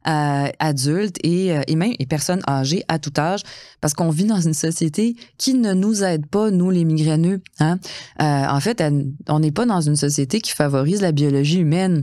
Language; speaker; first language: French; native; French